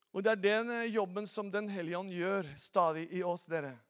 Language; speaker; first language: Norwegian; non-native, fluent; Spanish